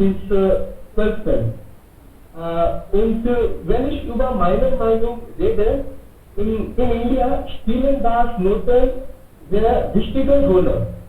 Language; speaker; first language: German; non-native, learner; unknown